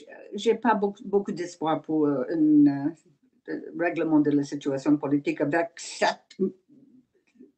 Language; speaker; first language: French; non-native, learner; English